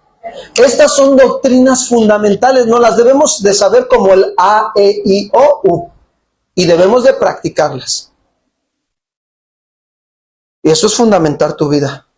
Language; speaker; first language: Spanish; native; Spanish